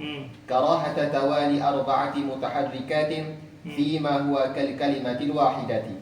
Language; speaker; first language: Arabic; non-native, learner; Malay